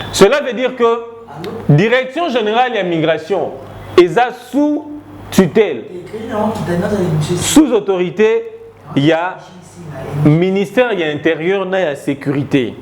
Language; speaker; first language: French; non-native, local second language; Lingala